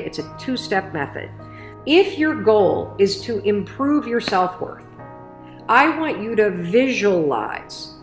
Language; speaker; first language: English; native; English